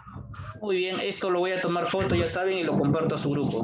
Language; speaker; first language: Spanish; native; Spanish